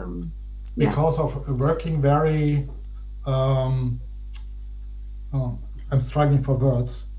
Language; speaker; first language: English; non-native, fluent; German